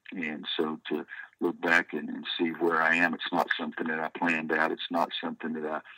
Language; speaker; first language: English; native; English